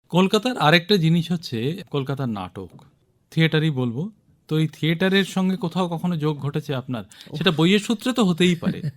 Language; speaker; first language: Bangla; native; Bangla